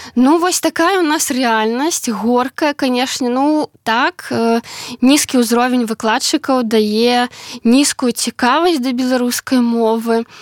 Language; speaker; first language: Belarusian; non-native, local second language; Russian